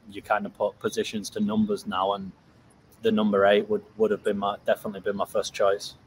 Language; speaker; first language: English; native; English